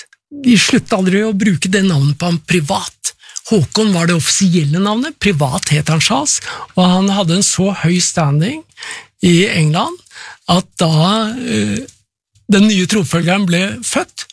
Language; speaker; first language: Norwegian; native; Norwegian